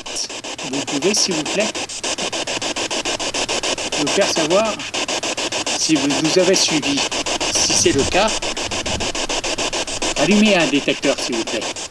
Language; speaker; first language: French; native; French